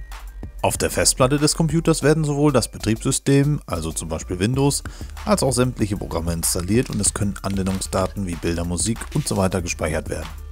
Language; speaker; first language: German; native; German